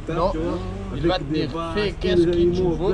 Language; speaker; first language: French; non-native, fluent; Portuguese